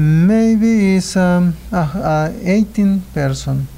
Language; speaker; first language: English; non-native, learner; Spanish